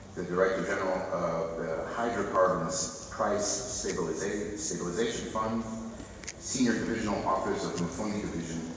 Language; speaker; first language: English; native; English